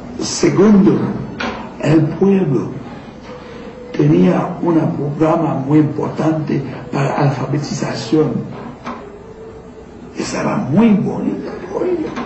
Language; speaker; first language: Spanish; non-native, learner; Haitian Creole